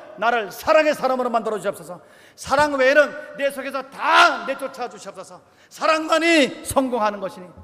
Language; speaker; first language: Korean; native; Korean